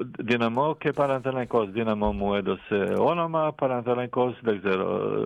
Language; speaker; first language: Greek; non-native, fluent; Croatian